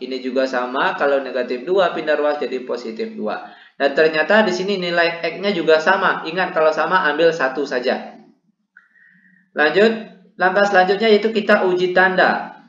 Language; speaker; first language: Indonesian; native; Indonesian